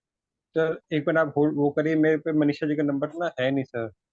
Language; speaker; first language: Hindi; native; Hindi